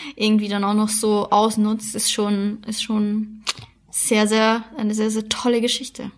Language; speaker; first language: German; native; German